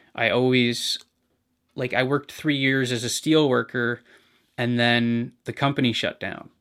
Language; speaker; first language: English; native; English